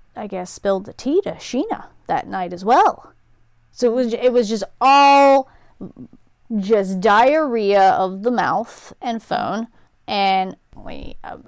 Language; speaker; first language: English; native; English